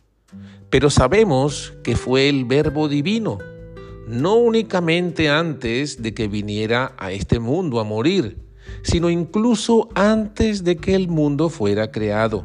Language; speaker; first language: Spanish; native; Spanish